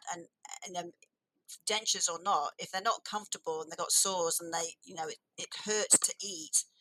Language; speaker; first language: English; native; English